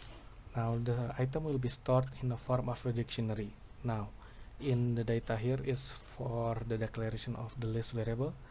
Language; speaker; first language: English; non-native, local second language; Indonesian